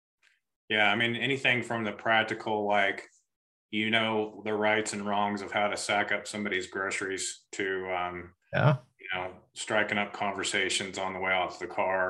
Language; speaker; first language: English; native; English